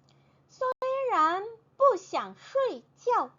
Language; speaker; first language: Chinese; non-native, fluent; Korean